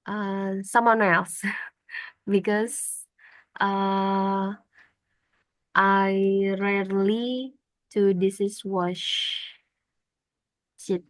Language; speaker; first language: English; non-native, learner; Indonesian